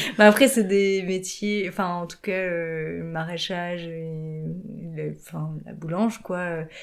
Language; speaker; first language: French; native; French